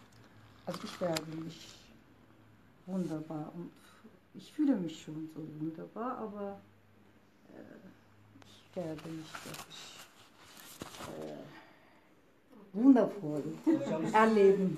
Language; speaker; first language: German; non-native, fluent; Turkish